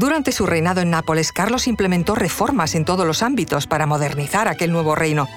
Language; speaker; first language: Spanish; native; Spanish